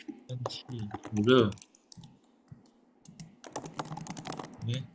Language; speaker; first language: Chinese; non-native, fluent; Indonesian